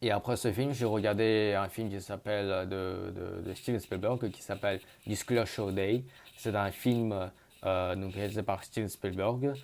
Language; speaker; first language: French; early bilingual, other home language; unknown